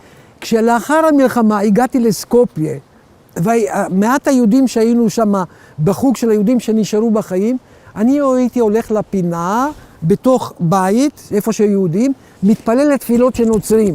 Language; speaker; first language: Hebrew; early bilingual, other home language; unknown